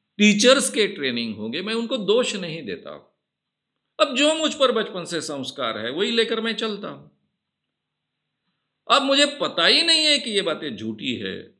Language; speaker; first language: Hindi; non-native, local second language; Marathi